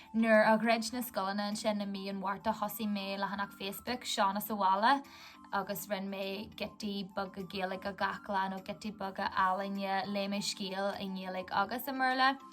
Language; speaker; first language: Irish; non-native, local second language; English